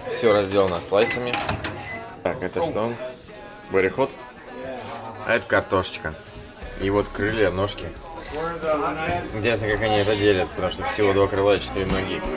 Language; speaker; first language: Russian; native; Russian